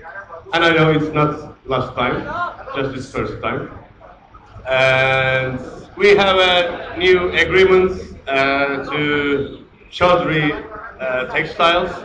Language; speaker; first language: English; non-native, learner; Turkish